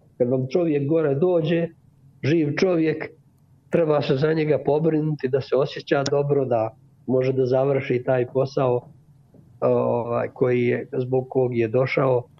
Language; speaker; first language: Serbian; native; Serbian